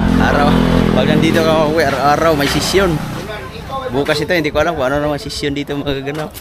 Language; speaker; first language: Filipino; non-native, local second language; Cebuano